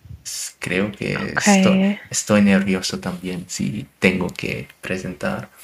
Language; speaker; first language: Spanish; non-native, learner; German